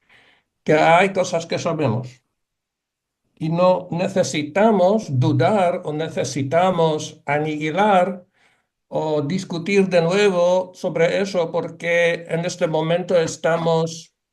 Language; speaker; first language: Spanish; non-native, fluent; Polish